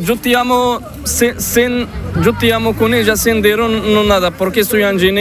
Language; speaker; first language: Spanish; non-native, learner; Arabic